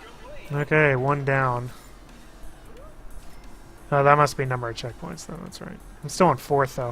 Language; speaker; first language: English; native; English